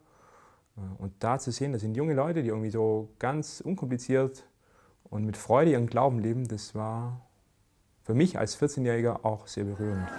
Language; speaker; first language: German; native; German